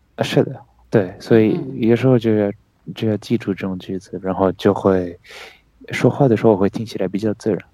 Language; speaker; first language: Chinese; non-native, fluent; French